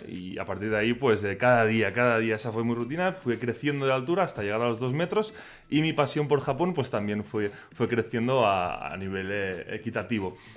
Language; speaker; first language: Spanish; non-native, local second language; Catalan